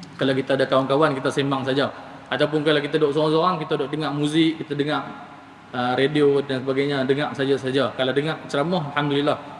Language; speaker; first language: Malay; native; Malay